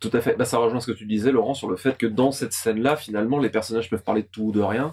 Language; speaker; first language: French; native; French